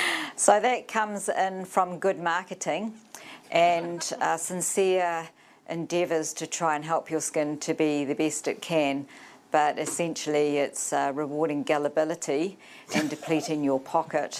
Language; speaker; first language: English; native; English